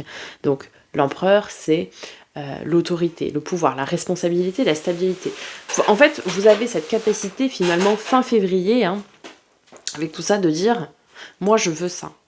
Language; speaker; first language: French; native; French